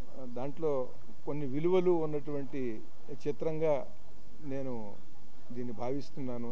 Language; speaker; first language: Telugu; native; Telugu